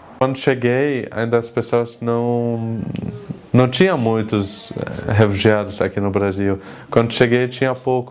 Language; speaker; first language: Portuguese; non-native, fluent; Arabic